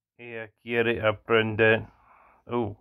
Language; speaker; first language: Spanish; non-native, learner; English